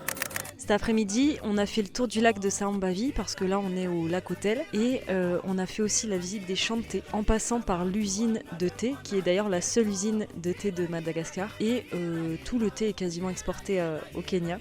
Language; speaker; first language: French; native; French